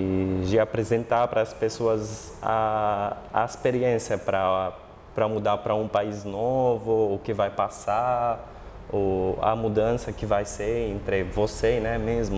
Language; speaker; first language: Portuguese; non-native, fluent; Arabic